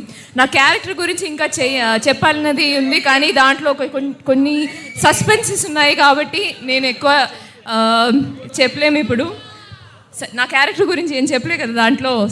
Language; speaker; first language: Telugu; non-native, local second language; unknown